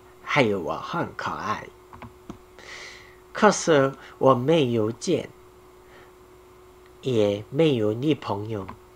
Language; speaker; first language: Chinese; non-native, learner; Korean